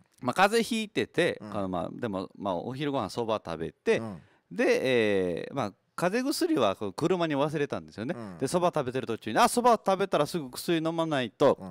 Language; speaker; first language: Japanese; native; Japanese